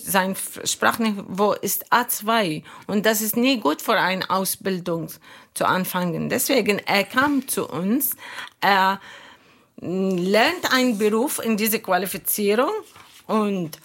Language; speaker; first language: German; non-native, fluent; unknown